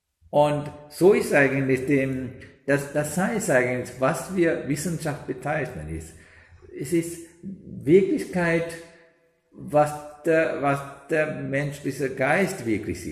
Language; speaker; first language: German; non-native, learner; Sinhala